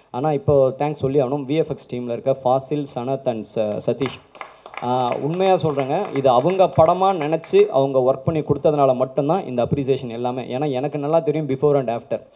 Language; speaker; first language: Tamil; native; Tamil